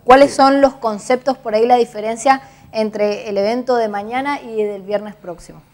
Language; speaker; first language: Spanish; native; Spanish